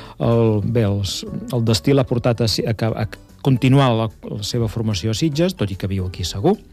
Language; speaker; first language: Catalan; native; Catalan